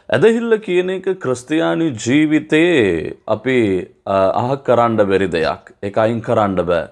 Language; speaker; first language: Sinhala; non-native, local second language; Tamil